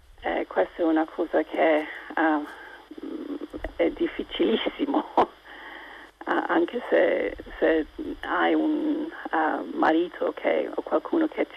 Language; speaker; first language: Italian; non-native, local second language; English